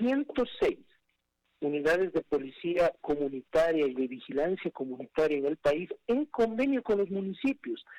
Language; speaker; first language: Spanish; native; Spanish